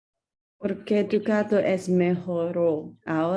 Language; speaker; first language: Spanish; non-native, learner; English